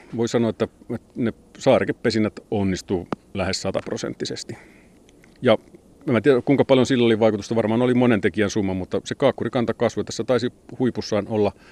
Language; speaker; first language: Finnish; native; Finnish